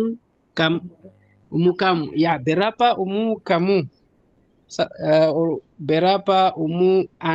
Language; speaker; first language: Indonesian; non-native, learner; Nyanja